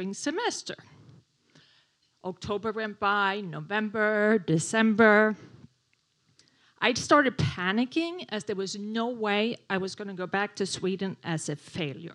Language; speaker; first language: English; non-native, fluent; Swedish